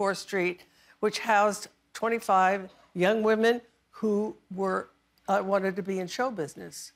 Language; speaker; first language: English; native; English